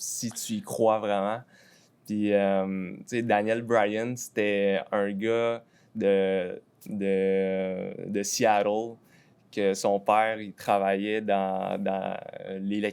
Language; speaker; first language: French; native; French